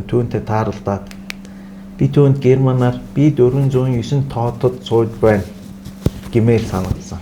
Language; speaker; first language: Mongolian; non-native, fluent; Turkish